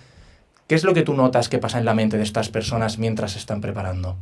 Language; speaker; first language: Spanish; native; Spanish